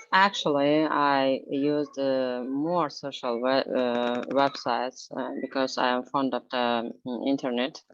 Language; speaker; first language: English; non-native, learner; Azerbaijani